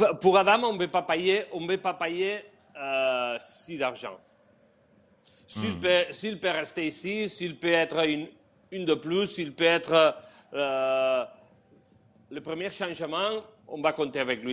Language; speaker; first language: French; non-native, learner; Spanish